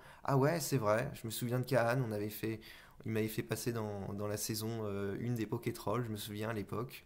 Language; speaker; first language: French; native; French